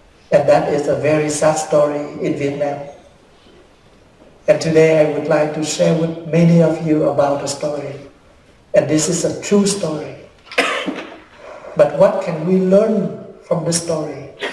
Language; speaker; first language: English; early bilingual, other home language; Vietnamese